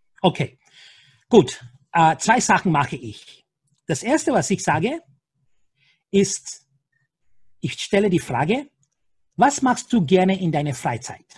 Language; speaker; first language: German; non-native, fluent; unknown